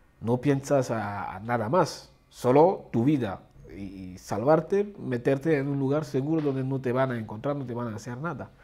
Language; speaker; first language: Spanish; non-native, fluent; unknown